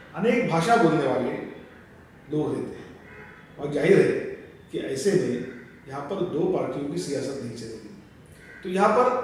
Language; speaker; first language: Hindi; non-native, local second language; Marathi